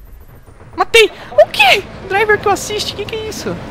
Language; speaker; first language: Portuguese; native; Portuguese